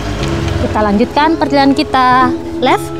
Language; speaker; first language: Indonesian; native; Indonesian